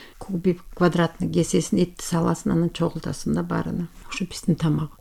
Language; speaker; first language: Kyrgyz; non-native, local second language; Turkish